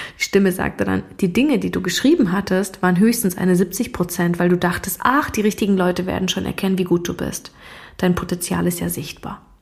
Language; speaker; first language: German; early bilingual, other home language; Russian